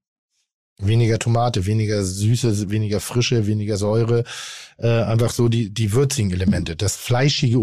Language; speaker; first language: German; native; German